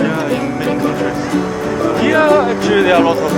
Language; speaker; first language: English; non-native, learner; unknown